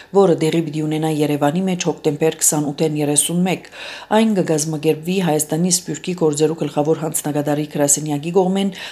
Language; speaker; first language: Armenian; native; Armenian